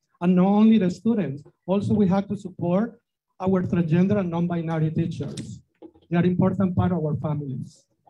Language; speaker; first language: English; non-native, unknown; Spanish